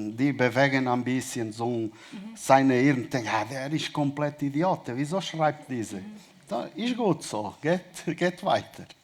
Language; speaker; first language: German; non-native, learner; Portuguese